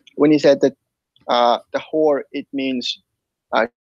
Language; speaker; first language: English; non-native, fluent; Persian